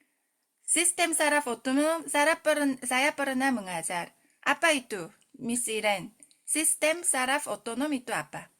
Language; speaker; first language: Indonesian; non-native, fluent; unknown